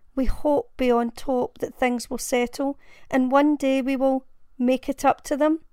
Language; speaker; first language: English; native; English